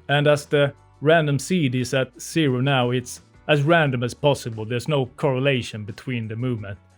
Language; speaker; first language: English; non-native, fluent; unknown